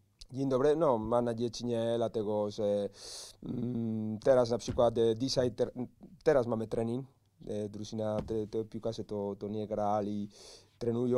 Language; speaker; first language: Polish; non-native, learner; Spanish